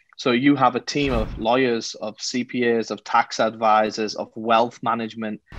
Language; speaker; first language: English; native; English